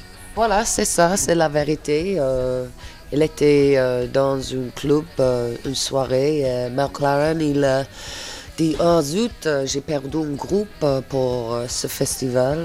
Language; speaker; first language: French; non-native, fluent; English